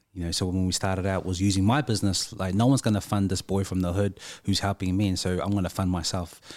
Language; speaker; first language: English; native; English